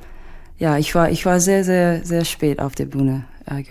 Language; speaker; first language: German; non-native, learner; English